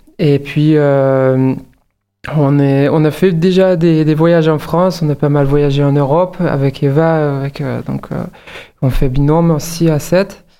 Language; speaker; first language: French; non-native, fluent; Hungarian